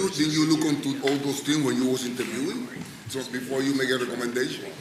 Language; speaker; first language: English; non-native, fluent; Spanish